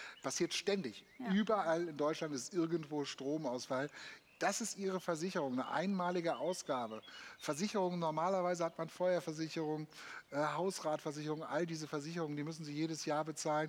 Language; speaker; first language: German; native; German